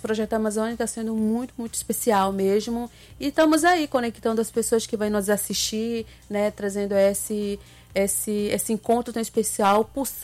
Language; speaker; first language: Portuguese; non-native, local second language; Ticuna